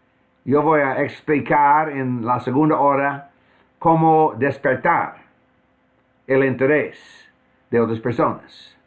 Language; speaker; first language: Spanish; non-native, fluent; English